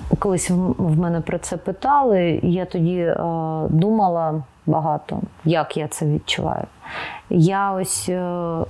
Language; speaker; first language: Ukrainian; non-native, local second language; Russian